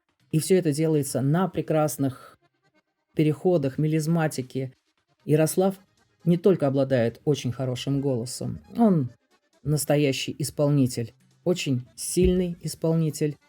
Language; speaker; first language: Russian; native; Russian